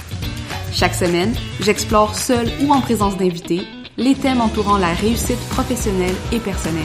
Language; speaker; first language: French; native; French